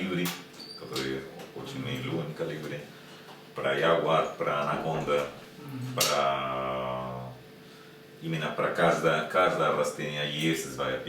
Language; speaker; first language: Russian; non-native, learner; Spanish